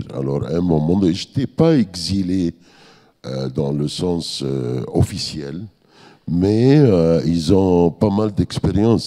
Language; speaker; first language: French; non-native, fluent; Arabic